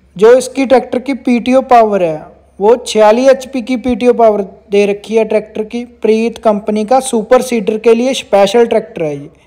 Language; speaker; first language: Hindi; native; Hindi